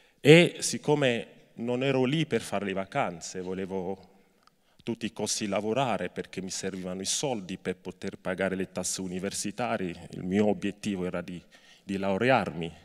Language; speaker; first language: Italian; non-native, fluent; French